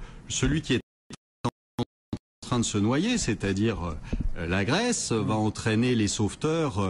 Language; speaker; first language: French; native; French